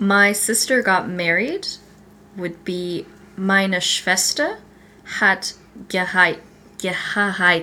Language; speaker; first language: German; non-native, learner; English